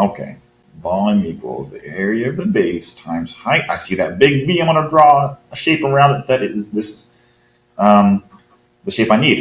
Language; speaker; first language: English; native; English